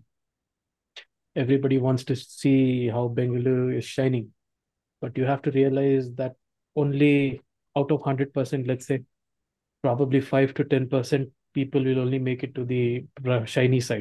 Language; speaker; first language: English; non-native, local second language; Kannada